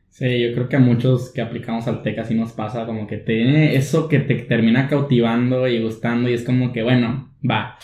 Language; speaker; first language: Spanish; native; Spanish